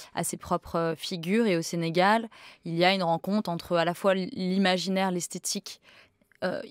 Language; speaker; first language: French; native; French